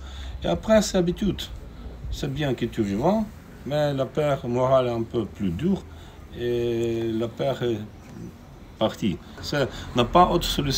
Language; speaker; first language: French; non-native, learner; Ukrainian